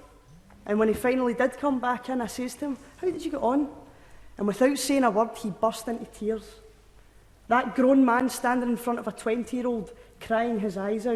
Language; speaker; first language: English; native; English